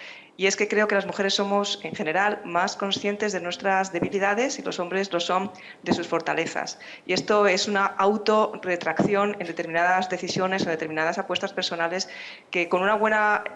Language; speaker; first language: Spanish; native; Spanish